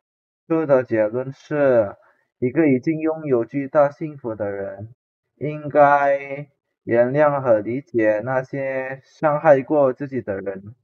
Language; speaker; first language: Chinese; non-native, fluent; Indonesian